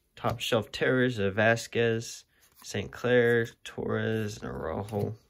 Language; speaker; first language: English; native; English